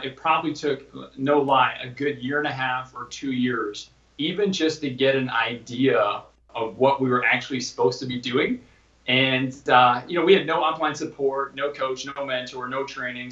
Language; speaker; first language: English; native; English